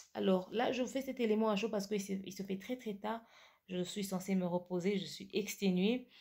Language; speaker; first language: French; non-native, local second language; Lingala